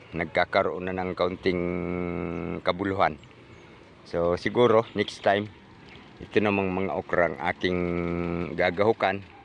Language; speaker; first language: Filipino; non-native, local second language; Cebuano